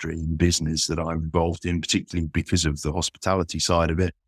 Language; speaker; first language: English; native; English